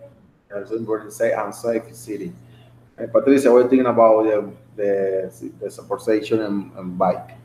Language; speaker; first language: English; non-native, learner; Spanish